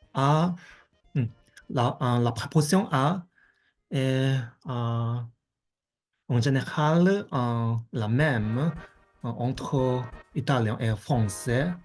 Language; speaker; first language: French; non-native, fluent; Japanese